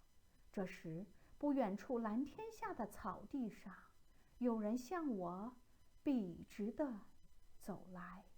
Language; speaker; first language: Chinese; native; Chinese